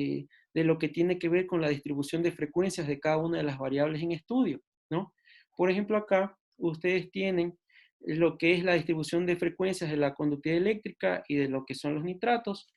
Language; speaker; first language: Spanish; native; Spanish